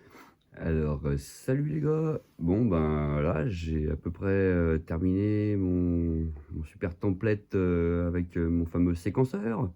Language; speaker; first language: French; native; French